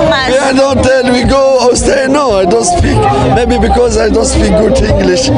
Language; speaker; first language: English; non-native, learner; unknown